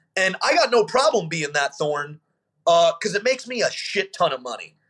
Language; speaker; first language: English; native; English